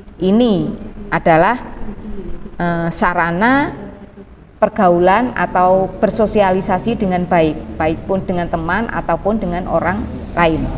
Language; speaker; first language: Malay; native; Malay